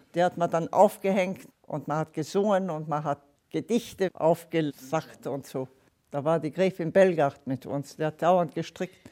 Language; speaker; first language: German; non-native, fluent; Italian